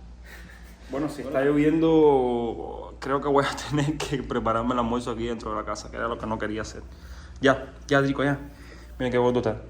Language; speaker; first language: Spanish; native; Spanish